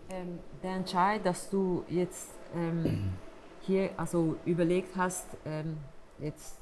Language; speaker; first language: German; early bilingual, other home language; Albanian